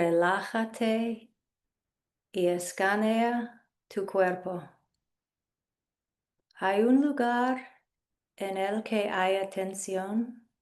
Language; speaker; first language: Spanish; non-native, fluent; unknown